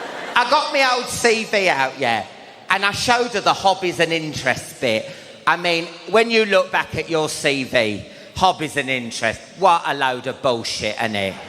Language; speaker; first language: English; native; English